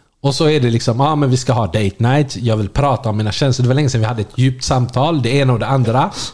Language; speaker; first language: Swedish; native; Swedish